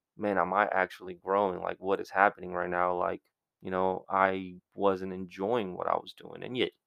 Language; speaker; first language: English; early bilingual, other home language; Spanish